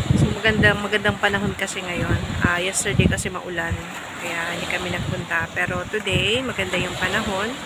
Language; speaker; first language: Filipino; non-native, local second language; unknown